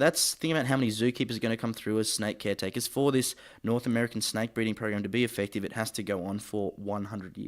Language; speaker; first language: English; native; English